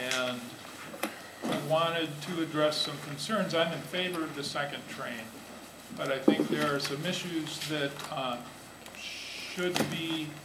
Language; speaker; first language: English; native; English